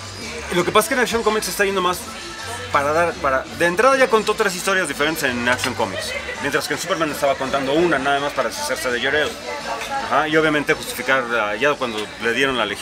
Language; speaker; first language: Spanish; native; Spanish